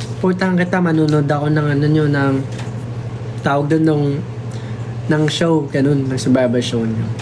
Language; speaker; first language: Filipino; non-native, local second language; Waray